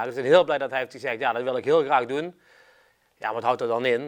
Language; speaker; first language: Dutch; native; Dutch